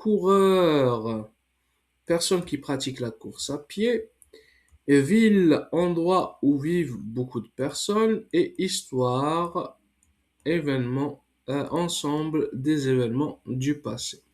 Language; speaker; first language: French; non-native, fluent; English